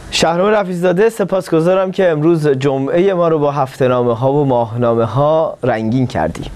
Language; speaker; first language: Persian; native; Persian